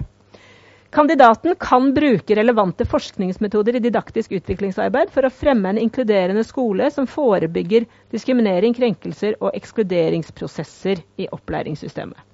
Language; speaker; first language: Norwegian; native; Norwegian